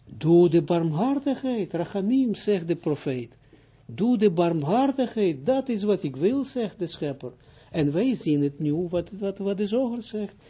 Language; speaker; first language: Dutch; non-native, fluent; Hebrew